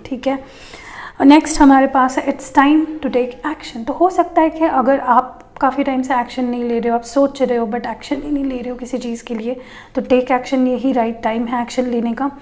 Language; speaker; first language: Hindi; non-native, local second language; Marathi